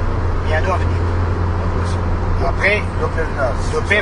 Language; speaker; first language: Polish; early bilingual, heritage; French